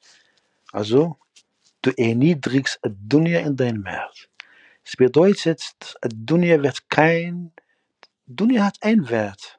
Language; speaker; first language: German; non-native, fluent; Arabic